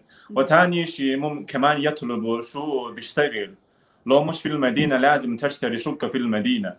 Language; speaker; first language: Arabic; non-native, learner; Chinese